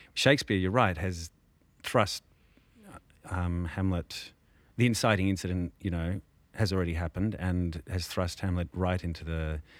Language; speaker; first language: English; native; English